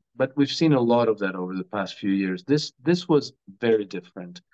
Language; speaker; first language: English; non-native, fluent; Croatian